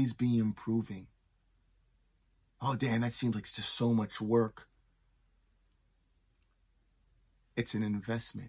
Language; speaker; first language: English; native; English